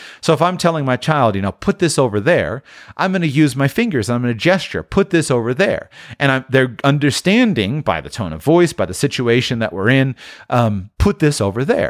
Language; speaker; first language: English; native; English